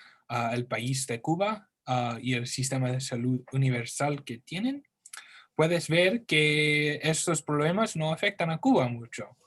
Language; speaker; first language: Spanish; non-native, learner; English